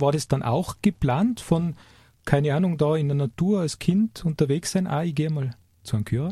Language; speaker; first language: German; native; German